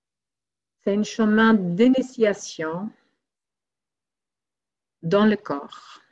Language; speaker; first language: French; non-native, fluent; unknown